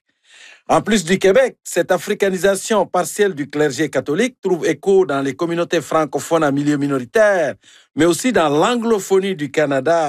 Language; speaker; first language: French; native; French